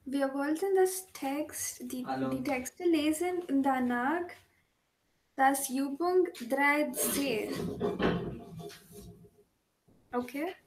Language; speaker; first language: German; non-native, learner; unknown